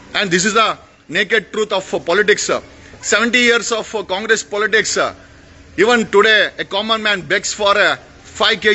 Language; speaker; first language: Hindi; non-native, local second language; Kannada